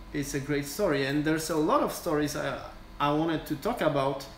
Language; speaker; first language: English; non-native, fluent; Polish